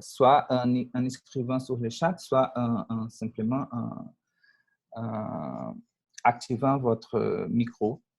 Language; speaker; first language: French; non-native, fluent; Portuguese